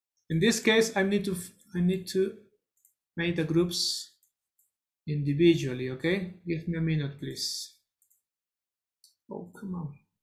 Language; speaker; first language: English; non-native, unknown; Spanish